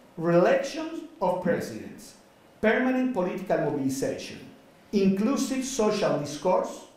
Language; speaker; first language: English; non-native, fluent; Spanish